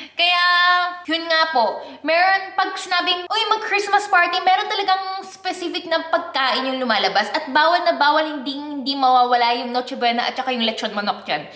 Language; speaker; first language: Filipino; non-native, fluent; Korean